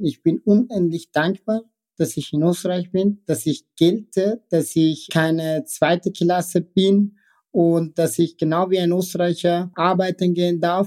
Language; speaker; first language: German; non-native, fluent; Persian